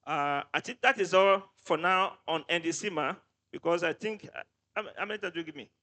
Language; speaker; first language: English; non-native, local second language; Yoruba